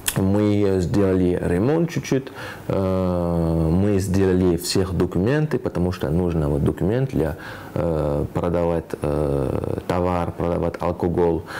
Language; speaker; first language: Russian; non-native, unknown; French